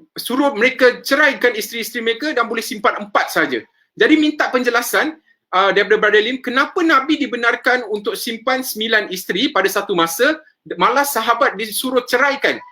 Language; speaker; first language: Malay; native; Malay